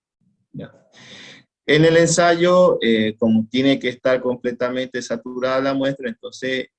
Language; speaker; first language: Spanish; native; Spanish